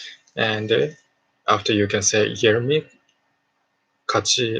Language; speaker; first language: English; non-native, learner; Japanese